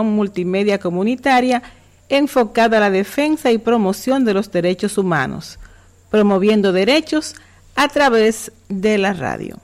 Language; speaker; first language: Spanish; native; Spanish